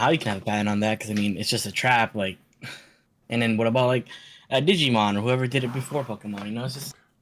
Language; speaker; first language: English; native; English